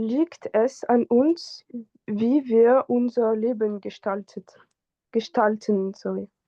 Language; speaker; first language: German; non-native, fluent; French